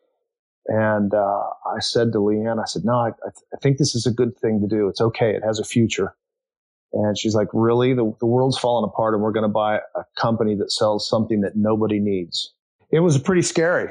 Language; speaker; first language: English; native; English